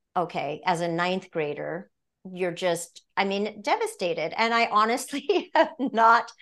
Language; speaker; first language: English; native; English